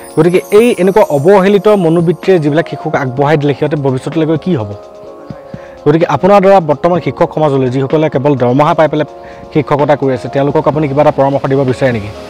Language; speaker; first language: Assamese; native; Assamese